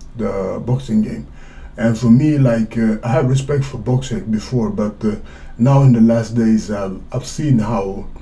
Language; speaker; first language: English; non-native, fluent; Swedish